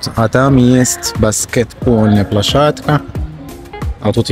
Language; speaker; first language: Russian; non-native, learner; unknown